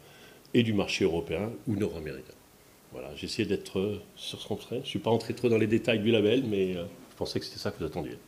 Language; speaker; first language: French; native; French